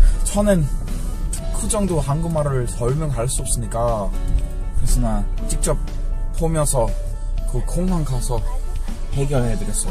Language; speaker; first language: Korean; non-native, learner; English